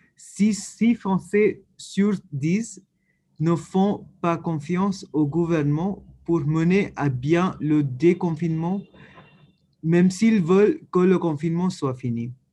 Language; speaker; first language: French; non-native, fluent; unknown